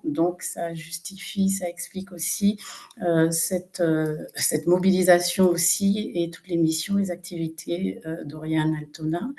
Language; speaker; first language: French; native; French